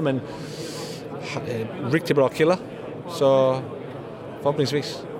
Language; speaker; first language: Swedish; non-native, learner; English